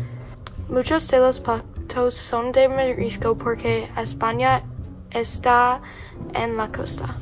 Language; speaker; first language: Spanish; non-native, learner; English